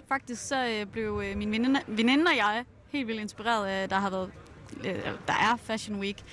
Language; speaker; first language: Danish; native; Danish